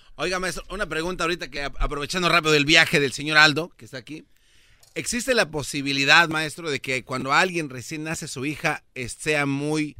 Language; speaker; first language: Spanish; native; Spanish